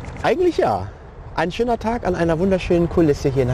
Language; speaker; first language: German; early bilingual, other home language; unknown